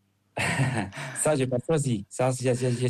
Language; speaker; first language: French; non-native, fluent; Spanish